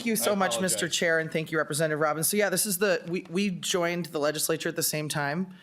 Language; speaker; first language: English; native; English